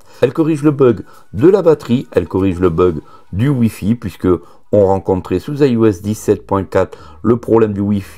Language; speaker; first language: French; native; French